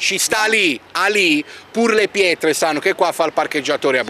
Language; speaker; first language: Italian; native; Italian